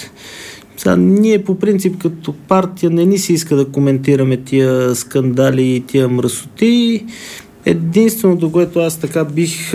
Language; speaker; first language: Bulgarian; native; Bulgarian